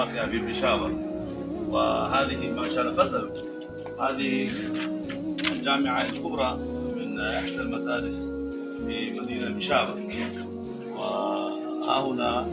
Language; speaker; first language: Arabic; non-native, fluent; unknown